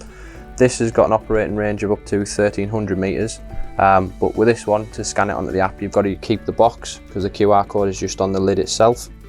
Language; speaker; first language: English; native; English